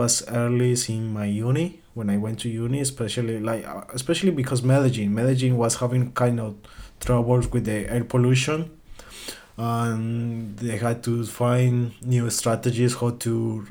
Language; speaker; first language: English; non-native, learner; Spanish